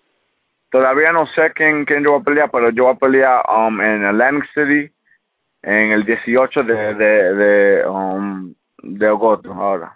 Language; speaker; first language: Spanish; early bilingual, heritage; English